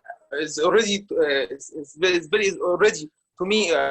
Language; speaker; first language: English; non-native, learner; Arabic